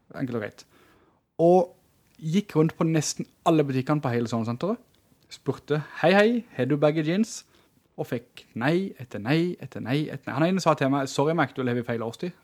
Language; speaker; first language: Norwegian; native; Norwegian